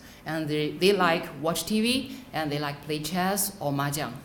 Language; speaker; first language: English; non-native, fluent; Chinese